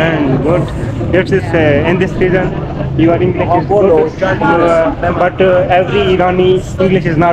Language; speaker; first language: English; non-native, learner; Urdu